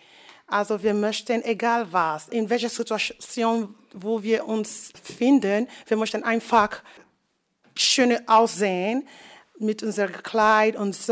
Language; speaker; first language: German; non-native, fluent; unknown